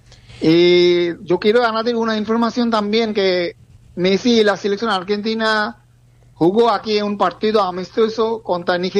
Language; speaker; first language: Spanish; non-native, learner; Bangla